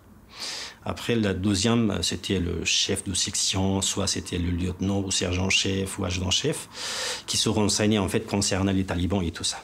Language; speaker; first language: French; non-native, fluent; Persian